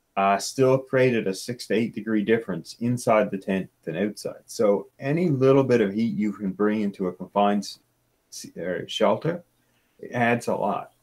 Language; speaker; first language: English; native; English